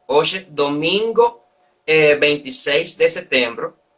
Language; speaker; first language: Portuguese; non-native, learner; Spanish